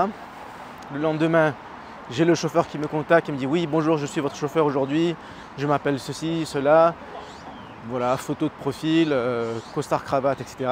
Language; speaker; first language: French; native; French